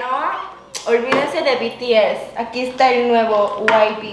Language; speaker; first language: Spanish; early bilingual, heritage; Korean